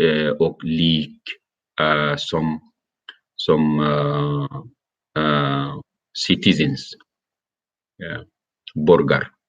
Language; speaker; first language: Norwegian; non-native, learner; Arabic